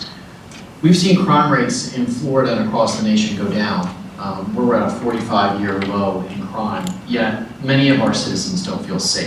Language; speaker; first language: English; native; English